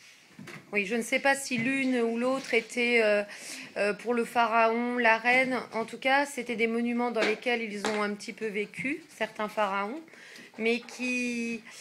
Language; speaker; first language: French; native; French